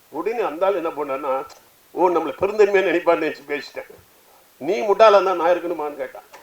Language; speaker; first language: Tamil; native; Tamil